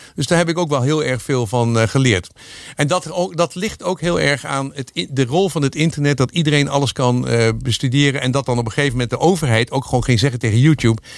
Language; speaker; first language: Dutch; native; Dutch